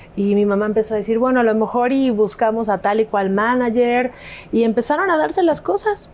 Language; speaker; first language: Spanish; native; Spanish